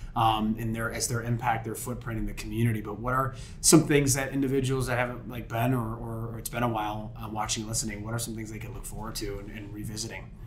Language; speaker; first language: English; native; English